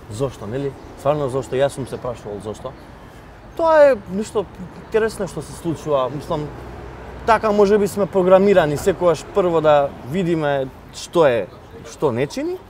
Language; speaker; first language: Macedonian; non-native, local second language; Albanian